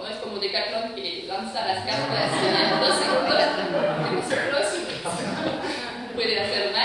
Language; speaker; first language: Spanish; non-native, fluent; French